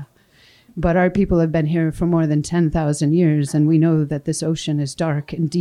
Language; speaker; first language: English; native; English